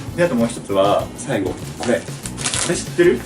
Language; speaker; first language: Japanese; native; Japanese